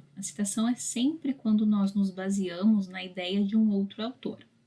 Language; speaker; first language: Portuguese; native; Portuguese